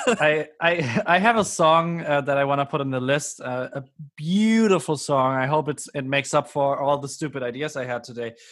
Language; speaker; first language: English; non-native, fluent; German